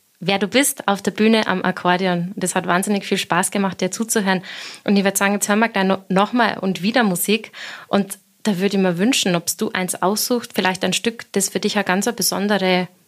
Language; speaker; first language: German; native; German